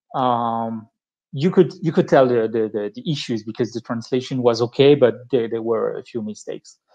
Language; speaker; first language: English; non-native, fluent; French